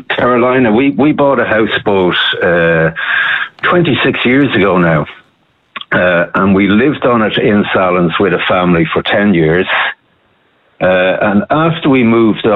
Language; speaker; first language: English; native; English